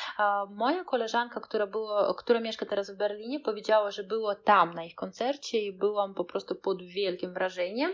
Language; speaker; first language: Polish; non-native, fluent; Russian